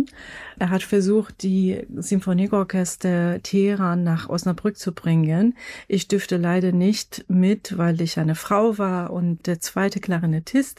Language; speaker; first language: German; non-native, fluent; Persian